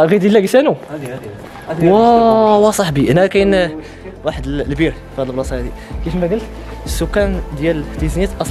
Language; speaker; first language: Arabic; native; Arabic